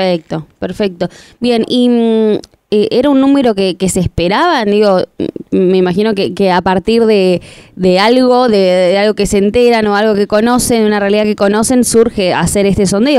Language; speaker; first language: Spanish; native; Spanish